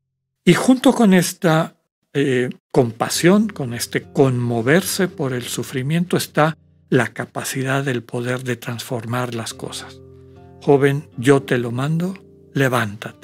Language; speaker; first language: Spanish; native; Spanish